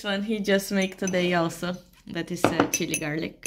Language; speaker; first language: English; non-native, learner; Portuguese